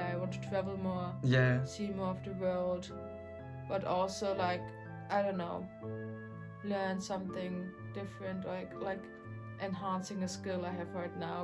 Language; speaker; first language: English; non-native, fluent; German